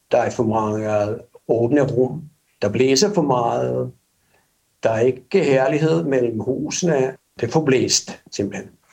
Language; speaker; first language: Danish; non-native, fluent; Finnish